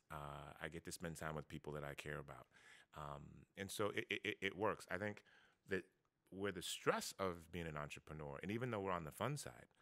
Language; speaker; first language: English; native; English